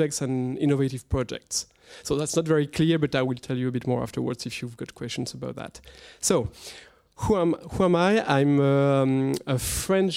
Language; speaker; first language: English; non-native, fluent; French